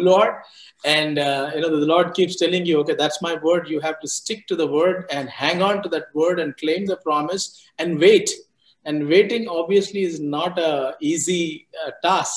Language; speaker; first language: English; non-native, local second language; Telugu